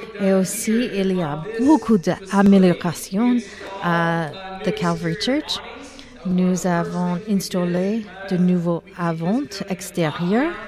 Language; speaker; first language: French; non-native, learner; English